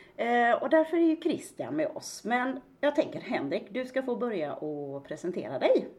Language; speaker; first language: Swedish; native; Swedish